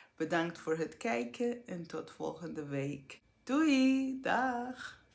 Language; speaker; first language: Dutch; non-native, fluent; Portuguese